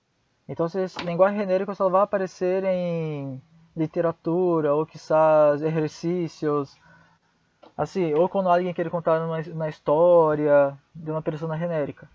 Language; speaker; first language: Portuguese; non-native, fluent; Spanish